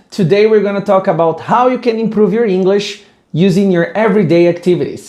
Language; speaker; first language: English; non-native, fluent; Portuguese